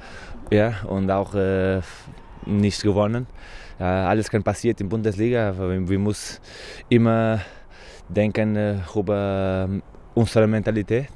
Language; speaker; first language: German; non-native, learner; Portuguese